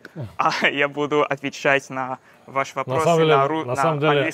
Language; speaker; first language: Russian; non-native, learner; English